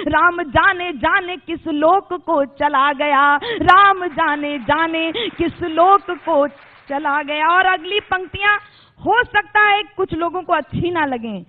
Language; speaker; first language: Hindi; native; Hindi